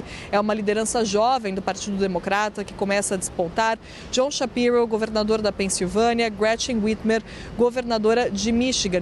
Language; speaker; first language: Portuguese; native; Portuguese